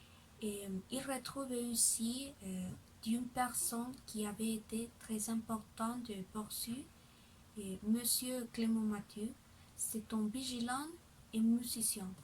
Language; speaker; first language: French; non-native, learner; Spanish